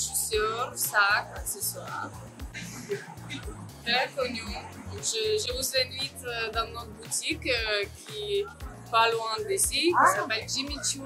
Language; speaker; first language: French; non-native, learner; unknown